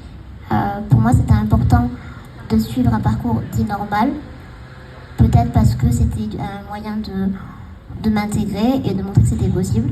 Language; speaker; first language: French; native; French